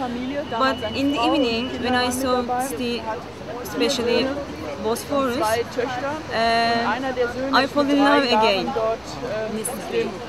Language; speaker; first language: English; non-native, learner; Turkish